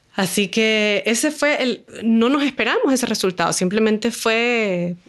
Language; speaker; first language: Spanish; native; Spanish